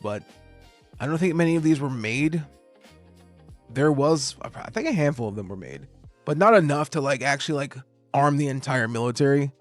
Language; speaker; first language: English; native; English